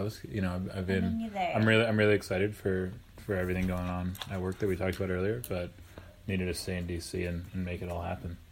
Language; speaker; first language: English; native; English